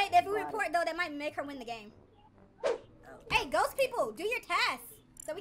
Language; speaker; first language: English; native; English